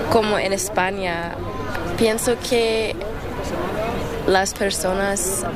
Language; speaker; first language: Spanish; early bilingual, heritage; English